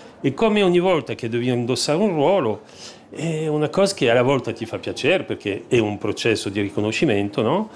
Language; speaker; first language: Italian; non-native, fluent; French